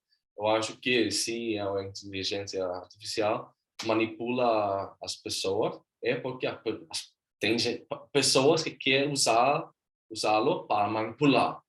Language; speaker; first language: Portuguese; non-native, learner; Swedish